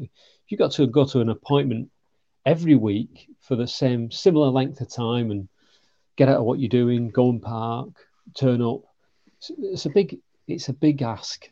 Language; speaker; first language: English; native; English